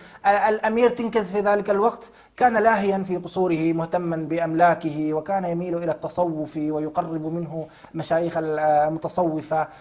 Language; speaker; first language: Arabic; native; Arabic